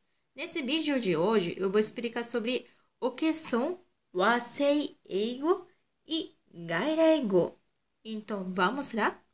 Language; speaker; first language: Portuguese; non-native, local second language; Japanese